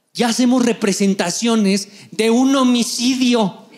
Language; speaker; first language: Spanish; native; Spanish